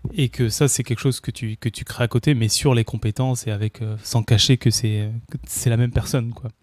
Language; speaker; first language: French; native; French